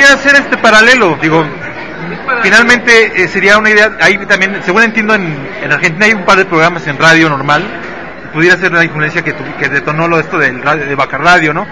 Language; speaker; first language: Spanish; native; Spanish